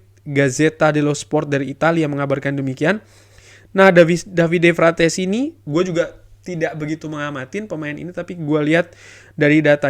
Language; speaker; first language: Indonesian; native; Indonesian